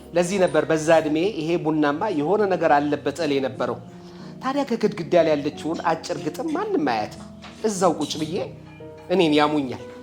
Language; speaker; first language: Amharic; native; Amharic